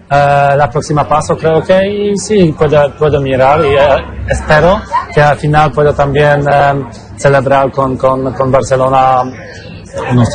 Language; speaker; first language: Spanish; non-native, fluent; Polish